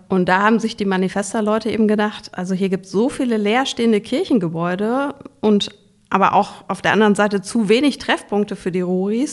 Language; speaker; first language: German; native; German